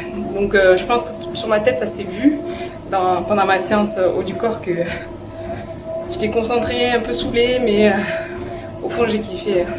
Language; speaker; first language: French; native; French